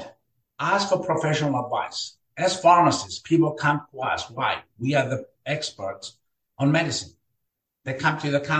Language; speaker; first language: English; non-native, fluent; Greek